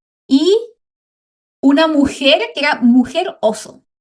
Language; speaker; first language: Spanish; native; Spanish